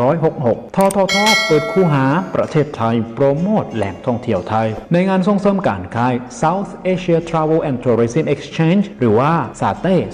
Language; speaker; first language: Thai; native; Thai